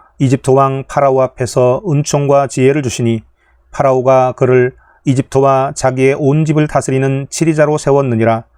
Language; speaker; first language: Korean; native; Korean